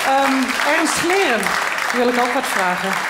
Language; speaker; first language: Dutch; native; Dutch